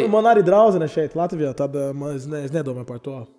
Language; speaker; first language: Latvian; non-native, learner; Portuguese